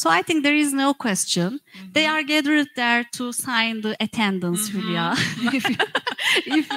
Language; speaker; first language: English; non-native, fluent; Turkish